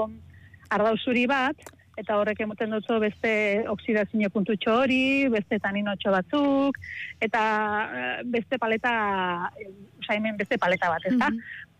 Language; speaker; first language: Basque; native; Basque